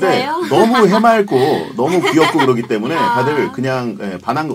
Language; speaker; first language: Korean; native; Korean